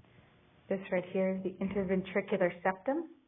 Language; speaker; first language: English; native; English